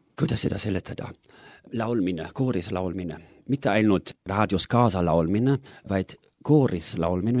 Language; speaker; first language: Estonian; non-native, fluent; German